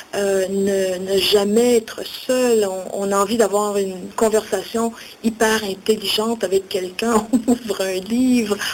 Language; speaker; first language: French; native; French